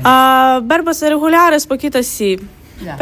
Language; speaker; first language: Spanish; non-native, learner; Ukrainian